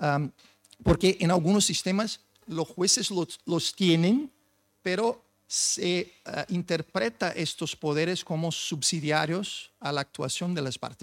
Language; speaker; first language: Spanish; non-native, fluent; Portuguese